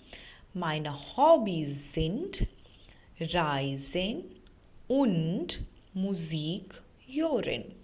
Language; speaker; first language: German; non-native, fluent; Hindi